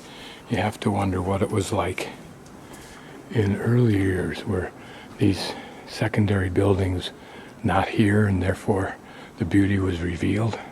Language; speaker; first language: English; native; English